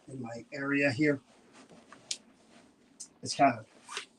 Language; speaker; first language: English; native; English